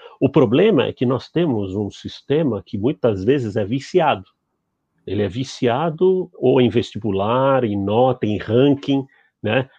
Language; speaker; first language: Portuguese; early bilingual, other home language; Spanish